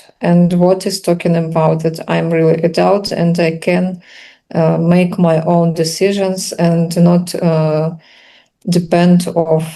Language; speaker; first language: English; non-native, learner; Russian